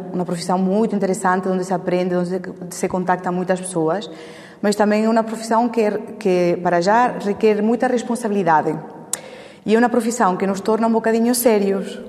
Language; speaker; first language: Portuguese; non-native, fluent; Spanish